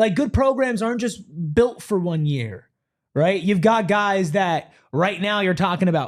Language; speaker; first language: English; native; English